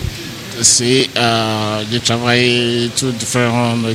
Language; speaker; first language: French; non-native, learner; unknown